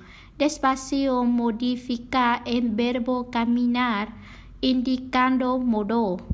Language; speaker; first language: Spanish; non-native, learner; Vietnamese